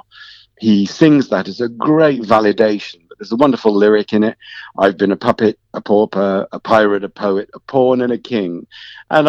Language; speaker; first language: English; native; English